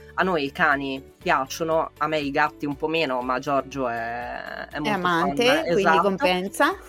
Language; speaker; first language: Italian; native; Italian